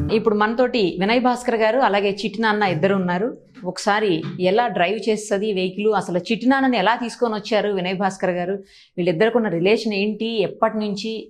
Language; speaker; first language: Telugu; native; Telugu